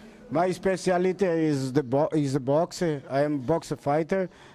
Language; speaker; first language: English; non-native, fluent; Portuguese